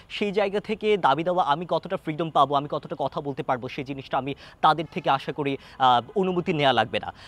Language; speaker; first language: Bangla; non-native, local second language; Chakma